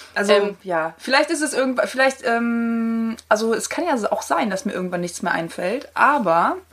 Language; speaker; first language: German; native; German